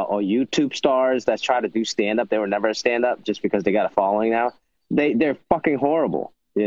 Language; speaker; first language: English; non-native, local second language; Wu Chinese